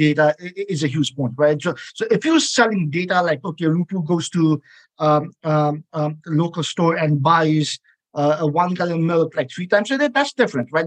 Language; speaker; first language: English; non-native, local second language; Nepali